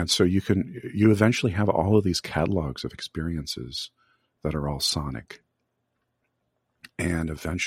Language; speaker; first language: English; native; English